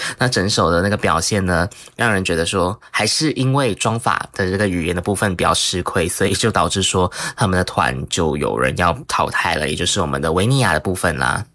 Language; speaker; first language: Chinese; native; Chinese